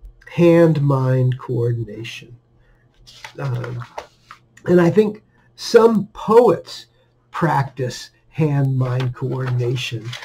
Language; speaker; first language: English; native; English